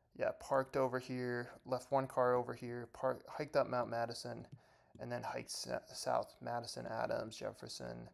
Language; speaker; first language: English; native; English